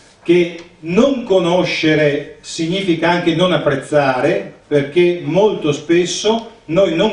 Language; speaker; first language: Italian; native; Italian